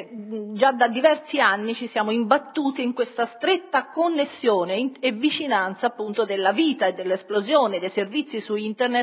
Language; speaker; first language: Italian; native; Italian